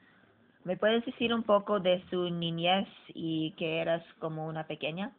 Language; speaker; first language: Spanish; early bilingual, heritage; English